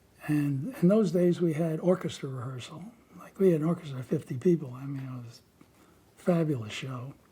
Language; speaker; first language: English; native; English